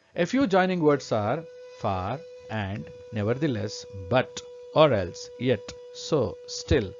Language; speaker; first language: English; non-native, local second language; Kannada